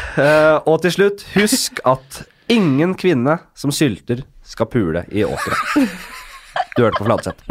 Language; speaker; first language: Norwegian; native; Norwegian